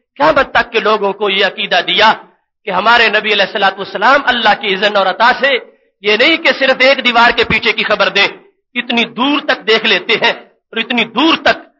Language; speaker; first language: Urdu; native; Urdu